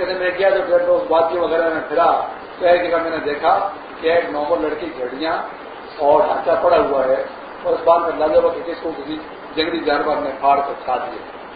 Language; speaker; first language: Urdu; non-native, local second language; Pashto